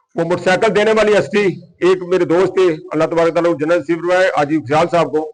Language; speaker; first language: Urdu; non-native, local second language; Punjabi